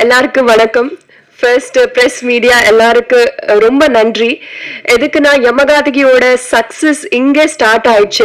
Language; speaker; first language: Tamil; non-native, learner; Telugu